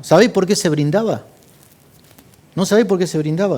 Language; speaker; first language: Spanish; native; Spanish